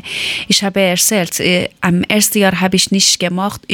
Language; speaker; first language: German; non-native, learner; Persian